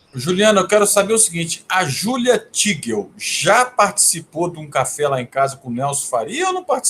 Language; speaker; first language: Portuguese; native; Portuguese